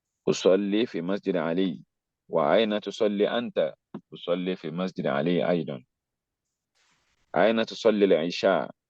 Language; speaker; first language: Arabic; non-native, fluent; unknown